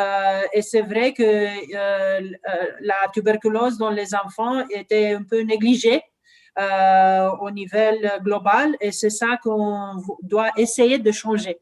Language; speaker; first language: French; non-native, learner; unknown